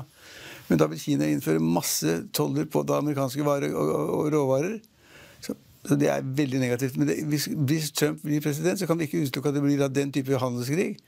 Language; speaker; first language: Norwegian; native; Norwegian